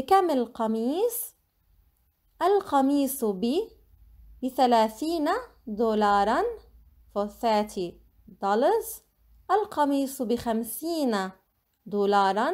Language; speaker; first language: Arabic; non-native, fluent; English